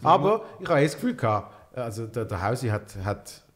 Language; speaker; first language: German; native; German